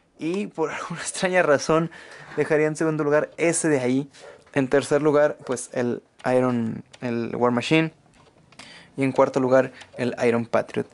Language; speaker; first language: Spanish; native; Spanish